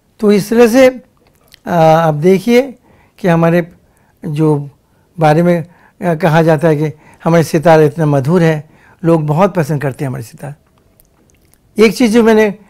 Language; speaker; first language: Hindi; non-native, local second language; Bangla